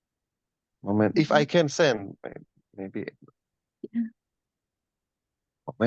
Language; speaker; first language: English; non-native, learner; Slovak